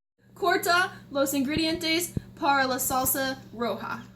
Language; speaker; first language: Spanish; non-native, learner; English